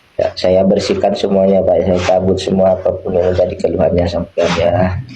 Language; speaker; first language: Indonesian; non-native, local second language; Madurese